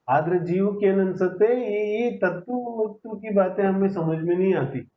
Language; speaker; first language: Hindi; non-native, local second language; Kannada